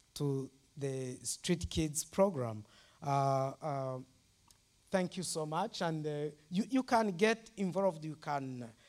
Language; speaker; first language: English; non-native, local second language; Kinyarwanda